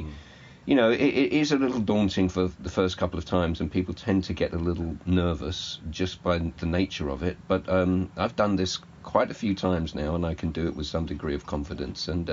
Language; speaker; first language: English; native; English